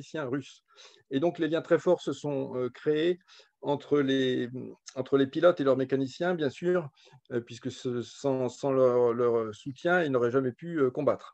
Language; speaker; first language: French; native; French